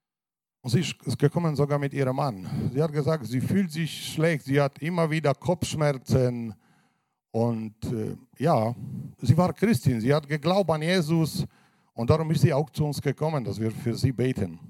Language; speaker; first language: German; non-native, fluent; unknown